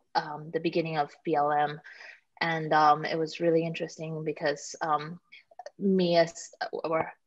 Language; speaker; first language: English; native; English